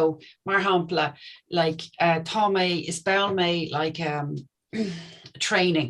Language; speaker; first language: Irish; non-native, local second language; English